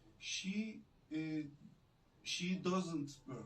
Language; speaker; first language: English; non-native, learner; Turkish